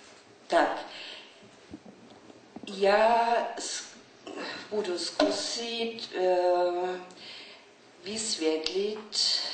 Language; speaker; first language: Czech; non-native, learner; German